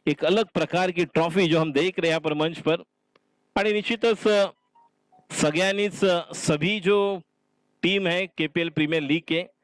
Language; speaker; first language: Hindi; non-native, local second language; Marathi